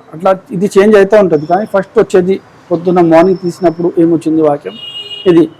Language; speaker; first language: Telugu; non-native, local second language; Punjabi